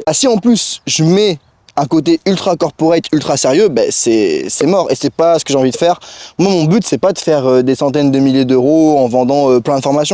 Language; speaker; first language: French; native; French